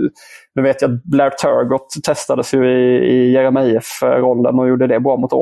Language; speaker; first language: Swedish; native; Swedish